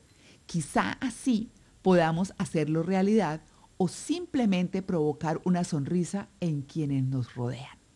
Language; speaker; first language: Spanish; native; Spanish